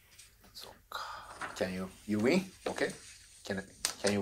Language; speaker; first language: English; non-native, learner; Japanese